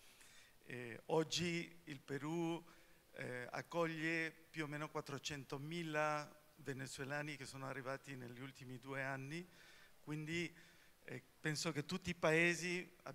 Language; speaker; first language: Italian; non-native, fluent; Spanish